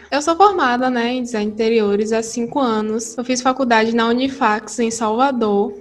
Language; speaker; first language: Portuguese; native; Portuguese